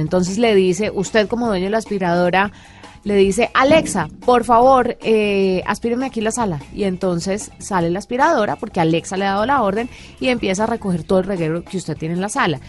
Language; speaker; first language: Spanish; native; Spanish